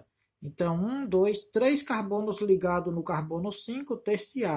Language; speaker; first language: Portuguese; native; Portuguese